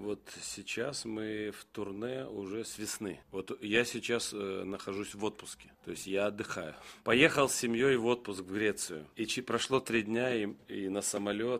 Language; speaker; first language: Russian; non-native, local second language; Romanian